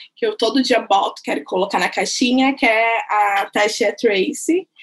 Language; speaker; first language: Portuguese; native; Portuguese